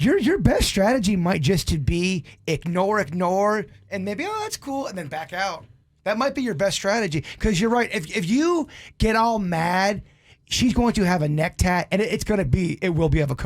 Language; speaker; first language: English; native; English